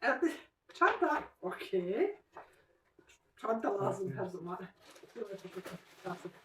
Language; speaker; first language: Turkish; non-native, learner; Bosnian